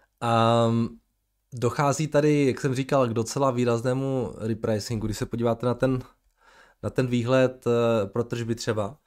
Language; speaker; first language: Czech; native; Czech